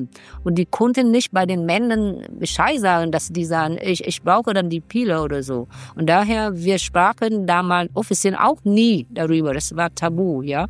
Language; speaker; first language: German; non-native, fluent; Vietnamese